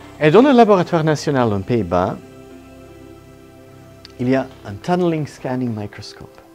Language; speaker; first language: French; non-native, learner; Italian